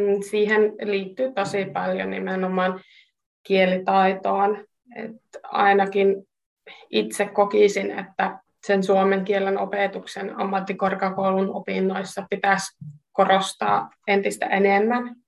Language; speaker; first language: Finnish; non-native, fluent; Hungarian